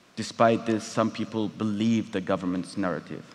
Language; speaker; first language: English; non-native, fluent; Tigrinya